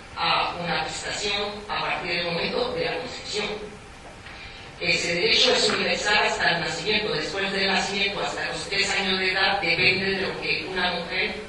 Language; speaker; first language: Spanish; non-native, fluent; French